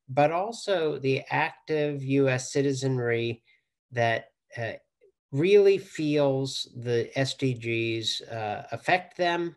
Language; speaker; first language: English; native; English